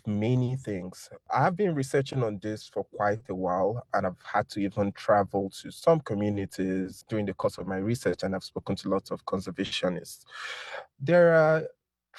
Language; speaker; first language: English; non-native, local second language; Igbo